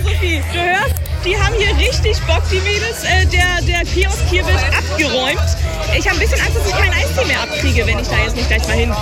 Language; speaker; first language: German; native; German